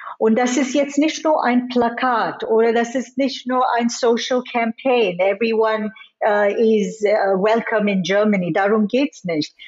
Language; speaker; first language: German; non-native, fluent; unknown